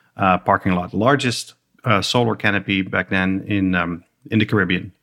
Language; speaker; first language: English; non-native, fluent; Dutch